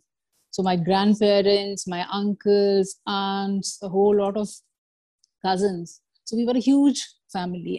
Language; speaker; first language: English; non-native, local second language; Kashmiri